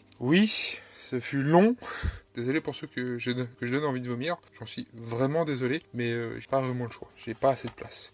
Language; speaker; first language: French; native; French